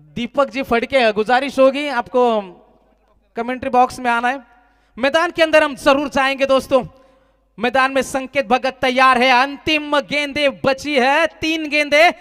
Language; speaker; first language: Hindi; non-native, local second language; Marathi